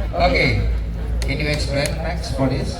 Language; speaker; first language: English; non-native, learner; Indonesian